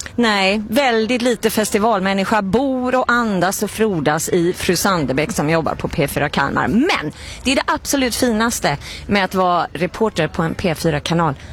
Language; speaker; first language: Swedish; native; Swedish